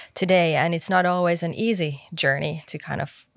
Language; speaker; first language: English; non-native, fluent; Finnish